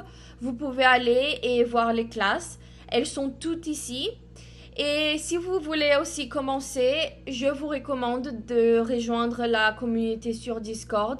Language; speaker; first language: French; non-native, fluent; Portuguese